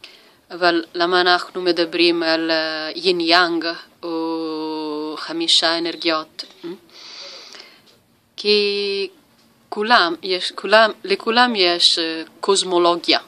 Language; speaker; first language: Hebrew; non-native, learner; Italian